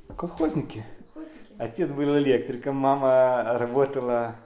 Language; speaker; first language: Russian; non-native, local second language; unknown